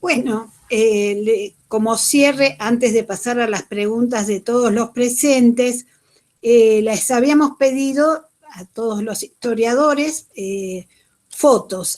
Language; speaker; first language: Spanish; native; Spanish